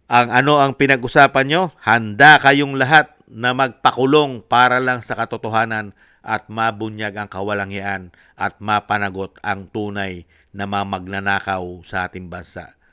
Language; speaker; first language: Filipino; native; Filipino